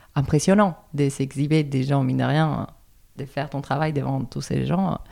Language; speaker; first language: French; non-native, fluent; Spanish